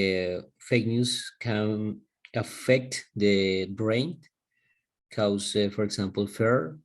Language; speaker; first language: English; non-native, learner; Spanish